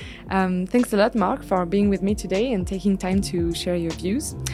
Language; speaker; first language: English; non-native, fluent; French